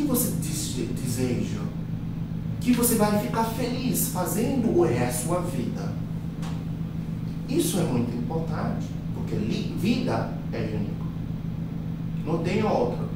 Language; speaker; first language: Portuguese; non-native, fluent; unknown